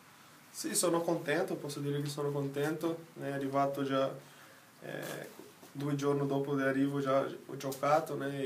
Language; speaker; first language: Italian; non-native, learner; Portuguese